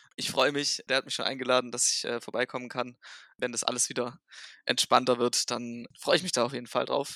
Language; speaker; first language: German; native; German